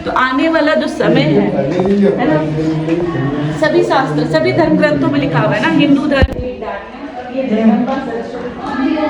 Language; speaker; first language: Hindi; native; Hindi